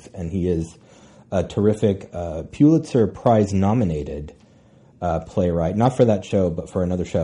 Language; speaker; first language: English; native; English